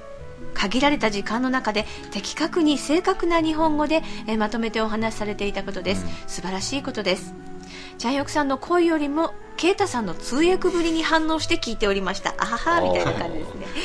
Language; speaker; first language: Japanese; native; Japanese